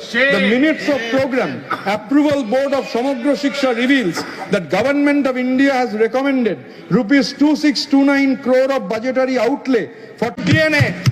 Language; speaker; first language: English; non-native, local second language; Bangla